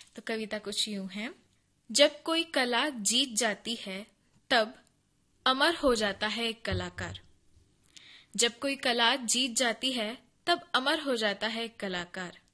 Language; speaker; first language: Hindi; non-native, local second language; Konkani